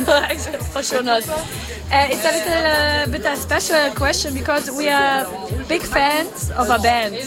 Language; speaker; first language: English; non-native, learner; German